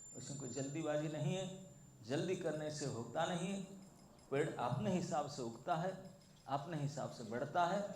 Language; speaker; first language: Hindi; non-native, local second language; Bangla